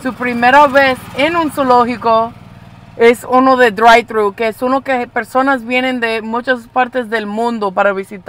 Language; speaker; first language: Spanish; early bilingual, heritage; English